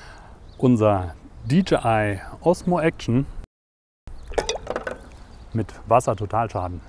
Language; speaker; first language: German; native; German